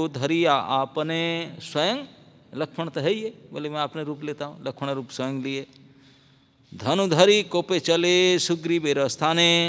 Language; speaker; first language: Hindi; non-native, local second language; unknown